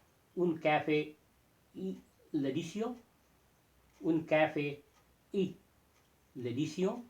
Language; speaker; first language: French; non-native, learner; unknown